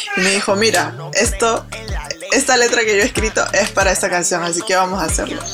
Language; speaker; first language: Spanish; native; Spanish